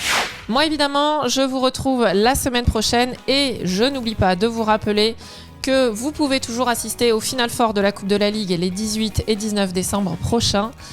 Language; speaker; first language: French; native; French